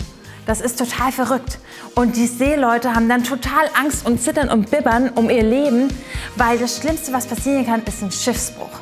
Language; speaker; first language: German; native; German